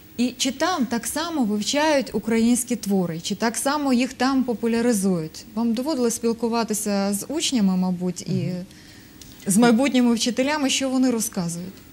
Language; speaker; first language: Ukrainian; native; Ukrainian